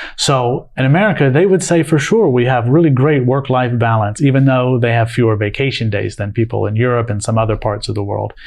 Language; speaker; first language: English; native; English